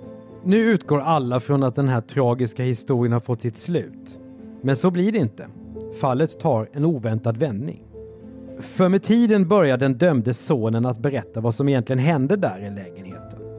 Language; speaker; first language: Swedish; native; Swedish